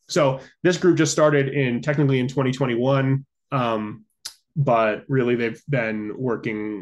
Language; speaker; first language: English; native; English